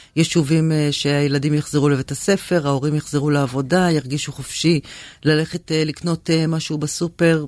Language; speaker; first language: Hebrew; native; Hebrew